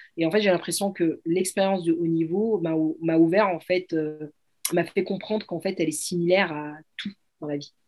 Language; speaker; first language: French; early bilingual, other home language; Arabic